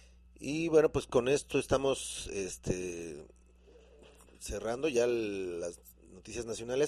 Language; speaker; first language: Spanish; native; Spanish